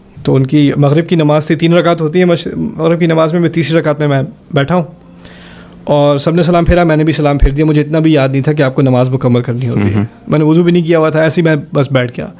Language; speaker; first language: Urdu; early bilingual, other home language; German